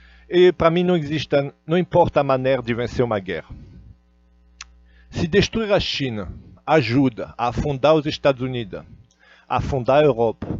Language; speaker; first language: Portuguese; non-native, fluent; Russian